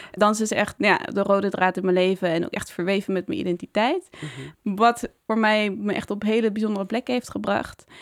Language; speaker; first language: Dutch; native; Dutch